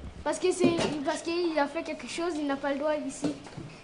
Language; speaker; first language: French; non-native, learner; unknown